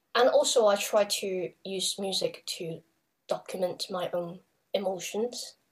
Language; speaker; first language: English; non-native, local second language; Cantonese